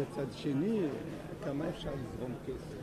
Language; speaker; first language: Hebrew; non-native, fluent; French